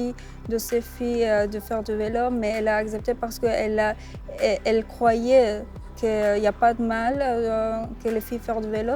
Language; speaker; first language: French; non-native, learner; Persian